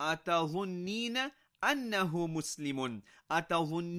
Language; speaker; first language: Arabic; non-native, fluent; English